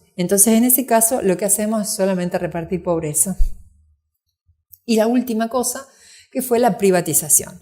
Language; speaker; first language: Spanish; native; Spanish